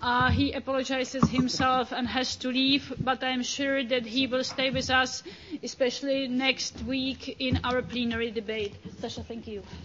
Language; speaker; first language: English; non-native, fluent; Czech